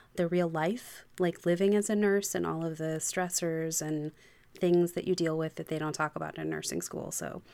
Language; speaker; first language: English; native; English